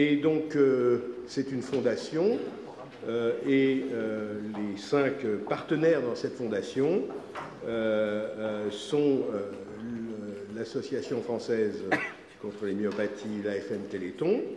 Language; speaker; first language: French; native; French